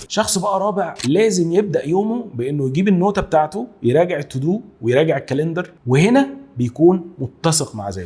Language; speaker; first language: Arabic; native; Arabic